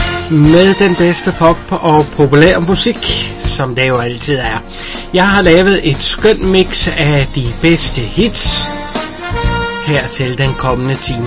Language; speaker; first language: Danish; native; Danish